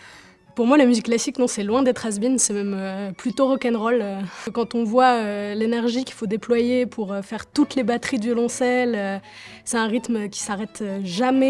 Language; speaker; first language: French; native; French